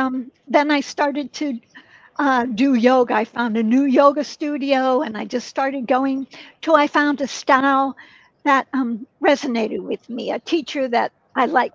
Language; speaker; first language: English; native; English